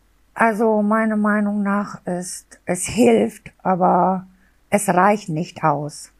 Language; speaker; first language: German; non-native, local second language; Albanian